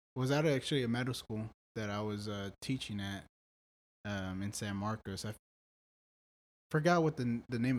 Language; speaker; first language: English; native; English